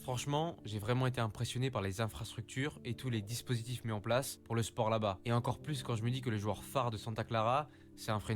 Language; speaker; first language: French; native; French